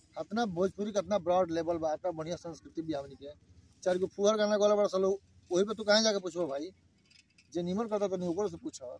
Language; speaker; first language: Bhojpuri; native; Bhojpuri